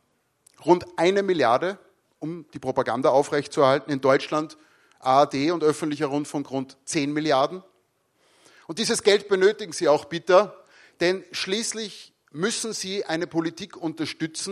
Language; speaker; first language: German; native; German